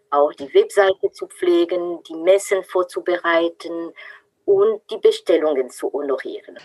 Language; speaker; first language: German; non-native, fluent; French